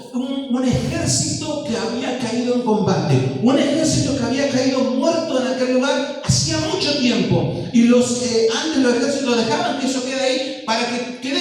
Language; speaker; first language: Spanish; native; Spanish